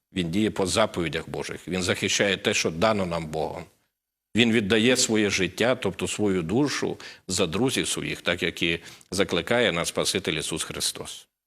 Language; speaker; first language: Ukrainian; native; Ukrainian